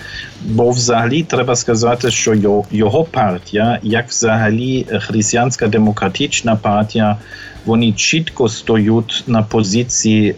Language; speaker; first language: Ukrainian; non-native, fluent; German